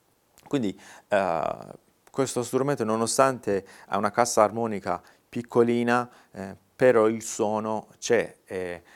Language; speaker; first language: Italian; non-native, fluent; Persian